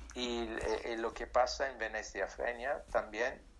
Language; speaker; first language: Spanish; non-native, learner; Italian